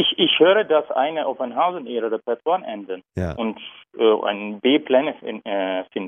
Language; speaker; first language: German; non-native, learner; Turkish